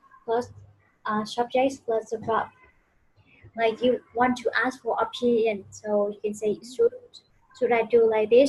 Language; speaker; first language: English; non-native, fluent; Vietnamese